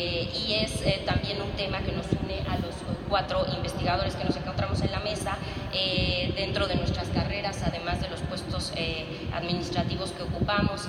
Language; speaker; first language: Spanish; native; Spanish